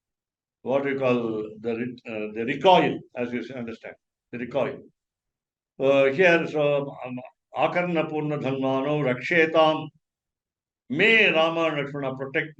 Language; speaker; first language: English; non-native, local second language; Tamil